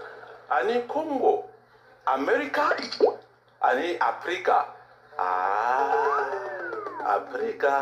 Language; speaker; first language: Korean; non-native, learner; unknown